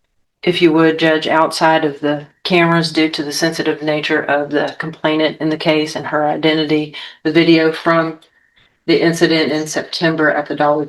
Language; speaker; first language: English; native; English